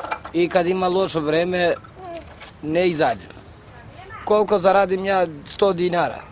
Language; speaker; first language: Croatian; non-native, local second language; Romany